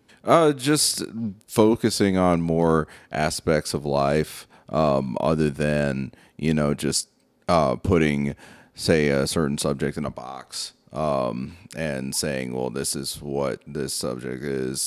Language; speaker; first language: English; native; English